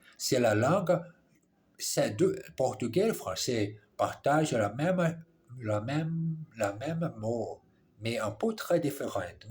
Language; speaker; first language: French; non-native, learner; English